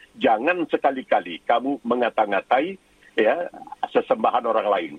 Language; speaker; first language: Indonesian; native; Indonesian